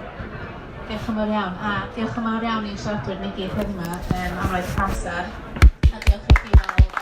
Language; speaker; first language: Welsh; native; Welsh